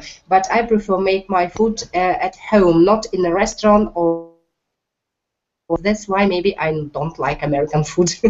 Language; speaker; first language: English; non-native, learner; Russian